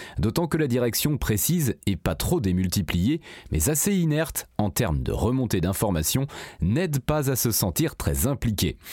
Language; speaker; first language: French; native; French